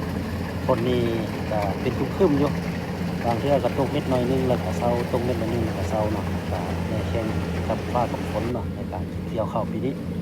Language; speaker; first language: Thai; non-native, local second language; Northeastern Thai